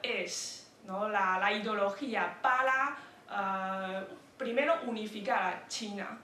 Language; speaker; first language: Spanish; non-native, fluent; Chinese